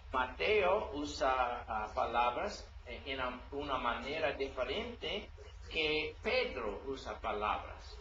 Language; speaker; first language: Spanish; non-native, learner; English